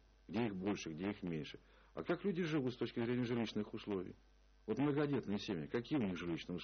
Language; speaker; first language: Russian; native; Russian